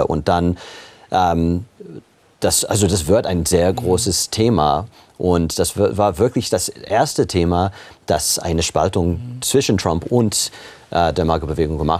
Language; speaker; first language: German; non-native, fluent; English